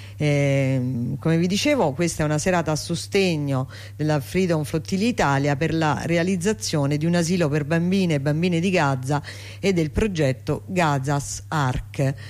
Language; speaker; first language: Italian; native; Italian